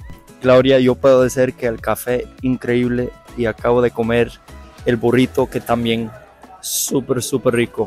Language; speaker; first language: Spanish; non-native, fluent; English